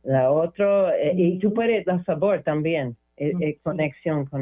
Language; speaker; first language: Spanish; non-native, learner; English